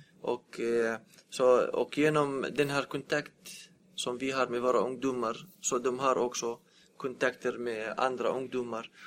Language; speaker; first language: Swedish; non-native, fluent; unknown